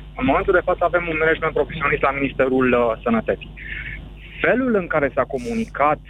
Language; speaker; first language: Romanian; native; Romanian